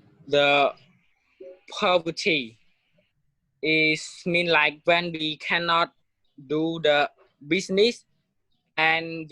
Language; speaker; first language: English; non-native, learner; Khmer